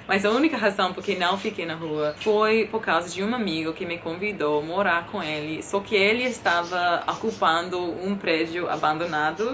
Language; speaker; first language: Portuguese; non-native, fluent; English